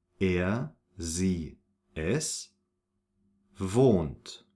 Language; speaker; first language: German; non-native, fluent; English